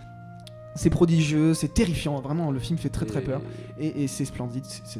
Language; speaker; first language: French; native; French